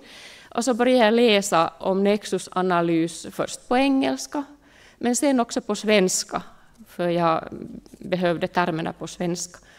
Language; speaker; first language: Swedish; non-native, local second language; Finnish